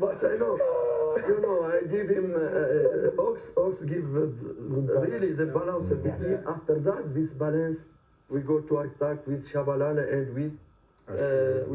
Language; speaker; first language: English; non-native, learner; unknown